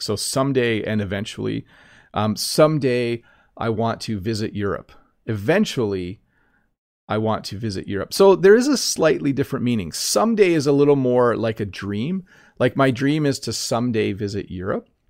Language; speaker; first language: English; native; English